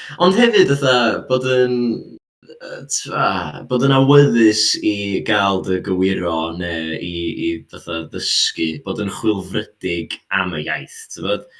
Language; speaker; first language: Welsh; native; Welsh